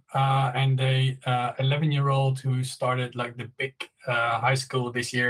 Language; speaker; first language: English; non-native, fluent; Dutch